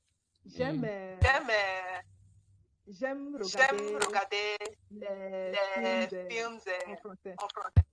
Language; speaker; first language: French; non-native, learner; Yoruba